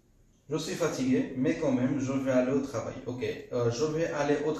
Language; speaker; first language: French; non-native, fluent; Bangla